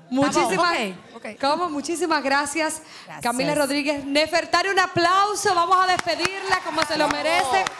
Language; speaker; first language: Spanish; native; Spanish